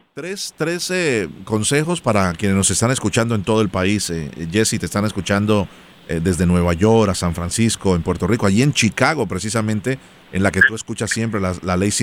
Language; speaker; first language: Spanish; native; Spanish